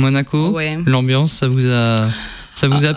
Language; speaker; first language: French; native; French